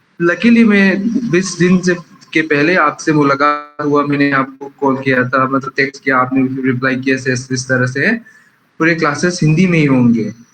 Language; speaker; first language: Hindi; non-native, local second language; Manipuri